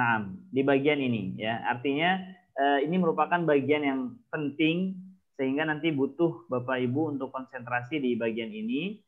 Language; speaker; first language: Indonesian; native; Indonesian